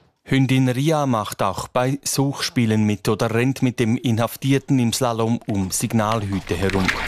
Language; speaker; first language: German; native; German